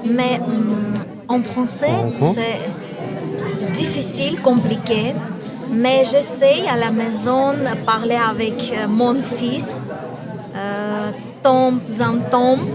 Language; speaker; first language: French; non-native, learner; Armenian